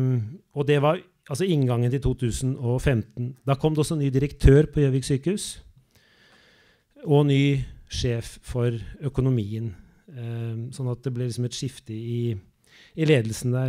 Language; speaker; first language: Norwegian; native; Norwegian